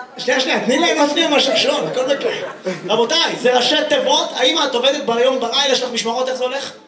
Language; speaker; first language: Hebrew; native; Hebrew